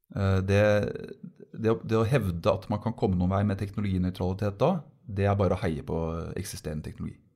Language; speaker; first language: Norwegian; native; Norwegian